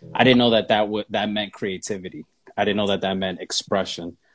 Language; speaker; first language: English; native; English